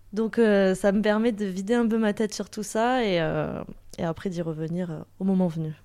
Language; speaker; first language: French; native; French